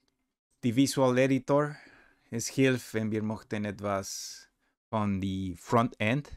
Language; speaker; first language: German; non-native, learner; Spanish